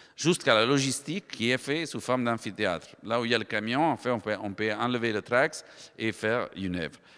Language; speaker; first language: French; non-native, fluent; Italian